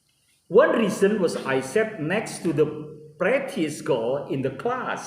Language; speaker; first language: English; non-native, fluent; Indonesian